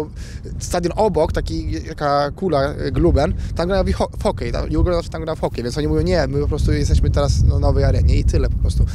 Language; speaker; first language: Polish; native; Polish